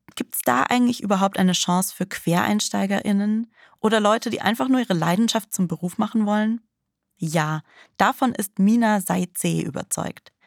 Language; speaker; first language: German; native; German